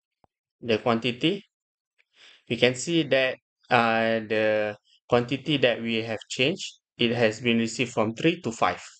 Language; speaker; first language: English; non-native, local second language; Malay